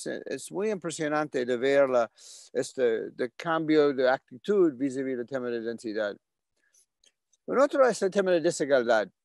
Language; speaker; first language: Spanish; non-native, fluent; English